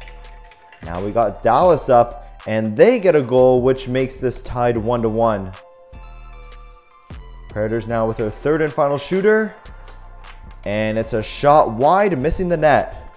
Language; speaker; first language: English; native; English